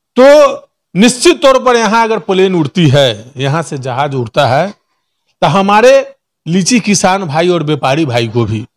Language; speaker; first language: Hindi; native; Hindi